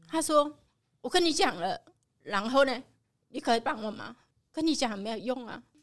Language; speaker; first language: Chinese; non-native, fluent; Khmer